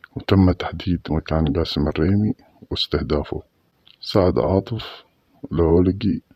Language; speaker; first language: Arabic; native; Arabic